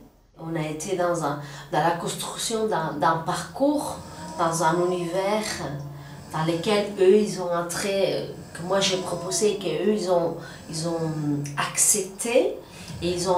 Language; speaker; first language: French; non-native, fluent; Spanish